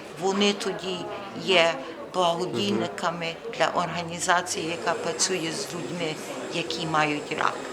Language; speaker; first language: Ukrainian; early bilingual, heritage; Ukrainian